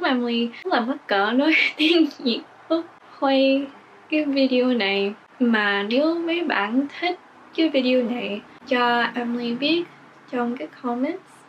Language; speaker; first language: Vietnamese; early bilingual, heritage; English